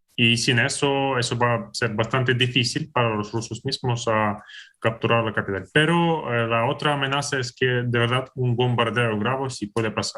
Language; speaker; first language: Spanish; non-native, fluent; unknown